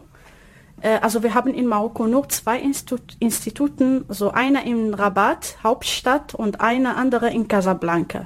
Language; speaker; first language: German; non-native, learner; Arabic